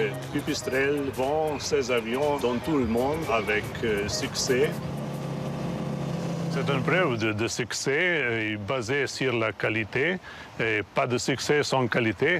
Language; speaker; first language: French; non-native, fluent; Slovenian